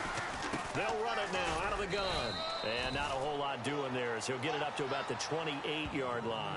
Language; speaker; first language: English; native; English